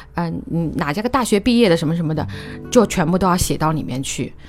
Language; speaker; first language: Chinese; native; Chinese